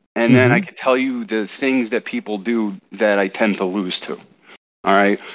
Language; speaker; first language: English; native; English